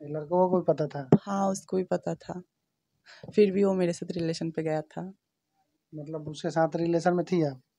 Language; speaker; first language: Hindi; non-native, local second language; Bangla